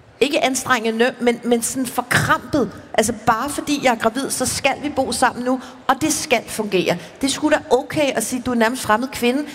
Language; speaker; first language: Danish; native; Danish